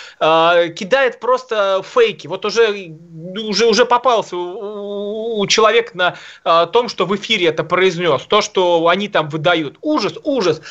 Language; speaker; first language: Russian; native; Russian